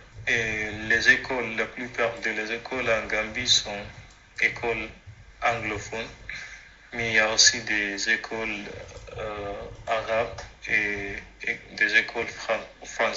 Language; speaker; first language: French; non-native, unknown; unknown